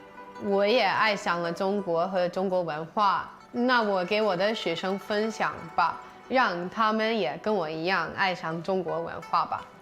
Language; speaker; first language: Chinese; non-native, fluent; English